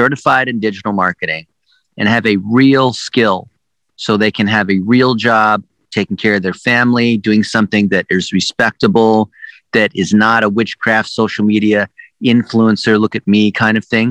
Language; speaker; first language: English; early bilingual, other home language; Chinese